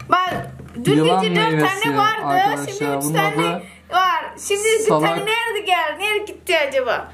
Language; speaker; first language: Turkish; non-native, learner; Indonesian